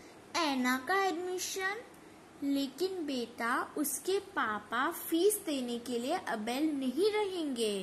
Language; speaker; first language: Hindi; native; Hindi